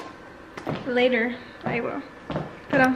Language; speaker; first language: Spanish; early bilingual, heritage; Spanish